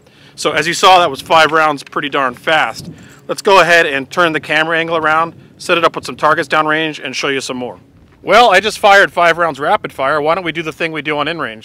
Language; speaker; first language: English; native; English